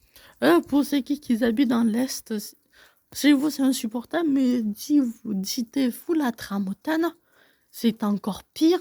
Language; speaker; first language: French; native; French